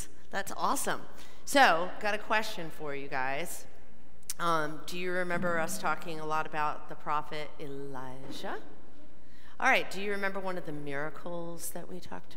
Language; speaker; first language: English; native; English